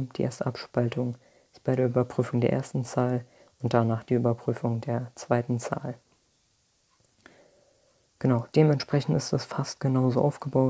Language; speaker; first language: German; native; German